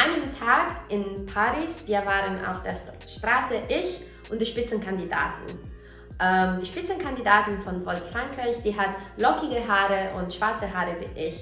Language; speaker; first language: German; non-native, fluent; Italian